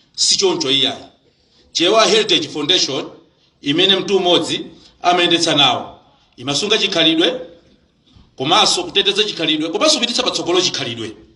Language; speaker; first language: Nyanja; native; Nyanja